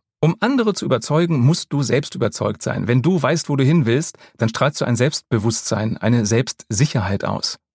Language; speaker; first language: German; native; German